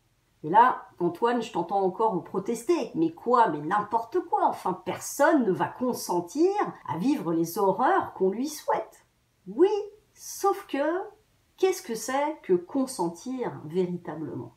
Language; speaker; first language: French; native; French